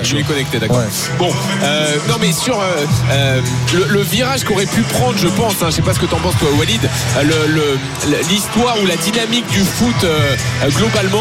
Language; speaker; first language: French; native; French